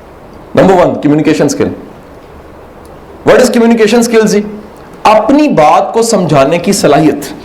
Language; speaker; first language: Urdu; native; Urdu